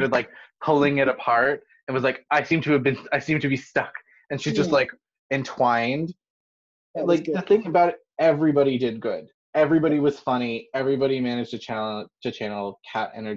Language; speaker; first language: English; non-native, fluent; French